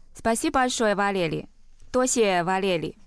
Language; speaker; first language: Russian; non-native, fluent; Chinese